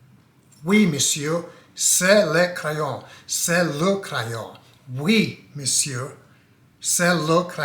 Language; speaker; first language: French; non-native, learner; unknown